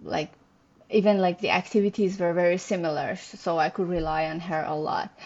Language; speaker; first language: English; non-native, fluent; Persian